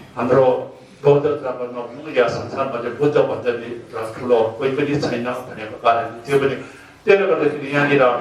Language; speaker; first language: Nepali; non-native, local second language; Sherpa